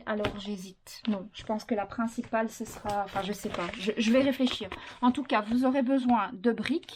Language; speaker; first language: French; native; French